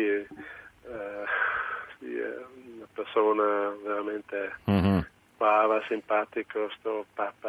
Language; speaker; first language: Italian; non-native, local second language; German